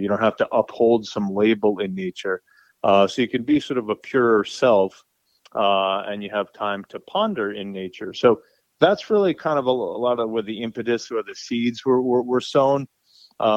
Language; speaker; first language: English; native; English